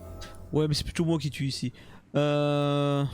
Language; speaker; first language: French; native; French